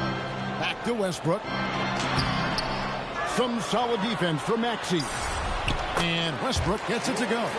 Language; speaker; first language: English; native; English